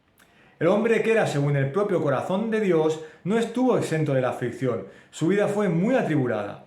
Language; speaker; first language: Spanish; native; Spanish